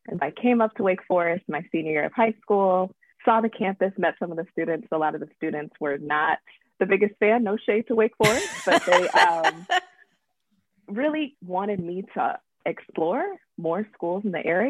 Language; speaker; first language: English; native; English